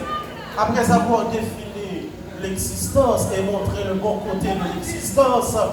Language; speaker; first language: French; non-native, local second language; Haitian Creole